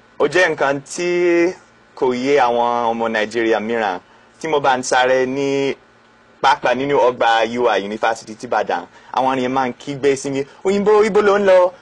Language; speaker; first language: Yoruba; non-native, fluent; English